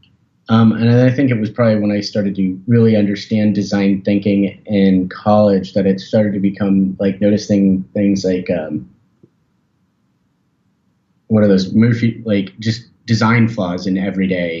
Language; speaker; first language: English; native; English